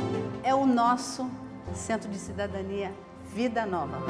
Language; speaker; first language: Portuguese; native; Portuguese